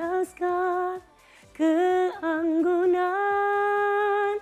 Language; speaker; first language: Indonesian; non-native, fluent; Thai